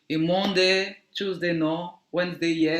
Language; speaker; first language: English; non-native, learner; French